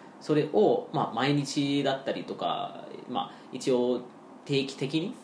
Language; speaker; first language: Japanese; non-native, fluent; English